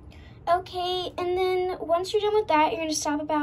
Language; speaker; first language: English; native; English